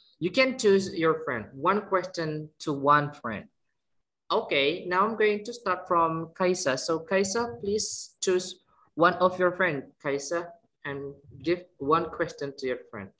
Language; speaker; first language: English; non-native, fluent; Indonesian